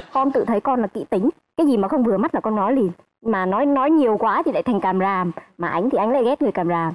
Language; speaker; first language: Vietnamese; native; Vietnamese